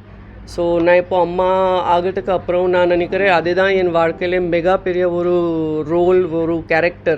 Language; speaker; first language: Tamil; non-native, local second language; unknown